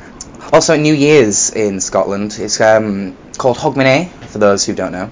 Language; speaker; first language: English; native; English